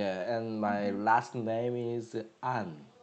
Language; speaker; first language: English; non-native, learner; Korean